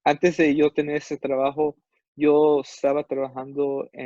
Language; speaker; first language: Spanish; non-native, fluent; English